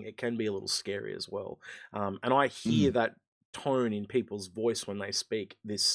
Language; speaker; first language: English; native; English